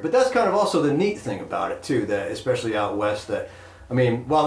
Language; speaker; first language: English; native; English